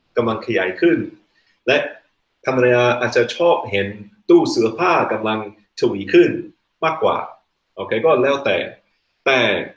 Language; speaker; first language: Thai; non-native, fluent; English